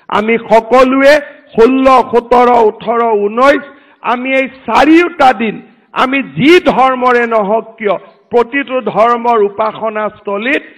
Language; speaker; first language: Assamese; native; Assamese